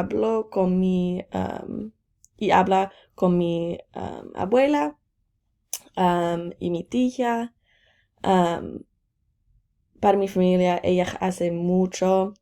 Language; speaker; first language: Spanish; non-native, learner; English